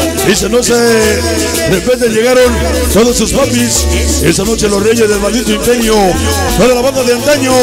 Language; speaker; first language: Spanish; native; Spanish